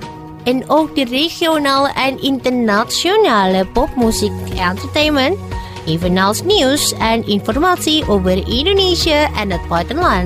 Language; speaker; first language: Dutch; non-native, fluent; Indonesian